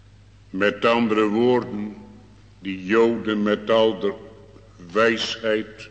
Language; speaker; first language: Dutch; native; Dutch